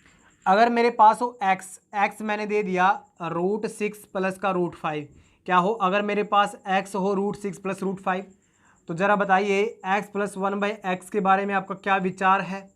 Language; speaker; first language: Hindi; native; Hindi